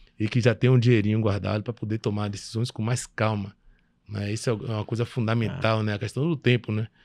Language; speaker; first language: Portuguese; early bilingual, other home language; French